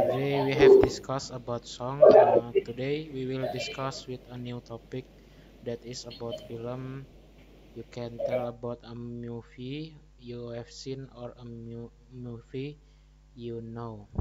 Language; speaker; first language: English; non-native, learner; Indonesian